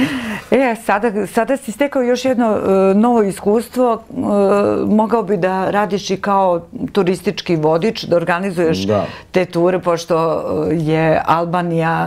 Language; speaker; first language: Serbian; native; Serbian